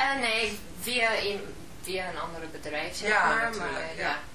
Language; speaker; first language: Dutch; non-native, fluent; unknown